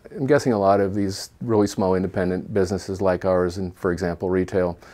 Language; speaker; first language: English; native; English